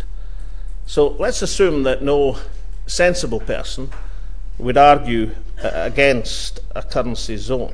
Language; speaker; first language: English; native; English